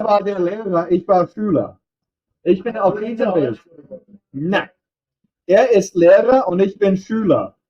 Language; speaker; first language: German; non-native, fluent; English